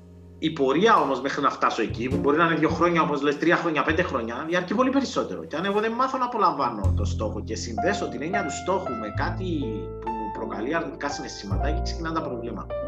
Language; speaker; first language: Greek; native; Greek